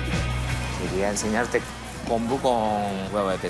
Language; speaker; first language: Spanish; non-native, learner; Japanese